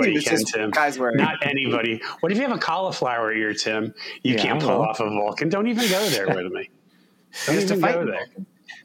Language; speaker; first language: English; native; English